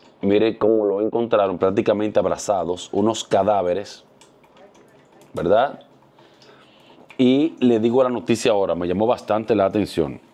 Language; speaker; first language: Spanish; native; Spanish